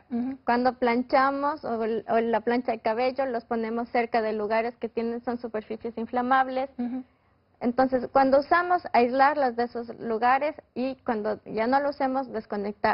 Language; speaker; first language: Spanish; native; Spanish